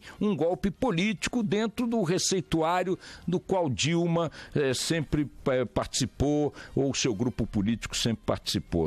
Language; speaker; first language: Portuguese; native; Portuguese